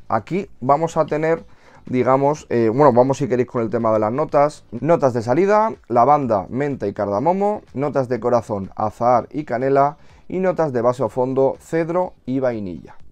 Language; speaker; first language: Spanish; native; Spanish